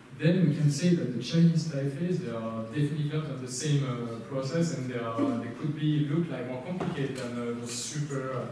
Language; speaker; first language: English; non-native, learner; French